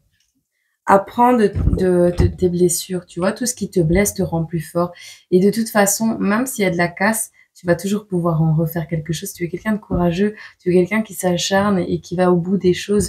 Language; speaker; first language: French; native; French